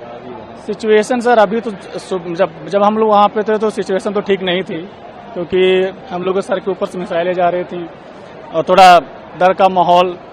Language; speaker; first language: Hindi; native; Hindi